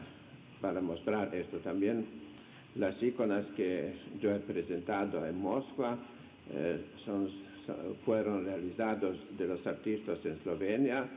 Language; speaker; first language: Spanish; non-native, fluent; Slovenian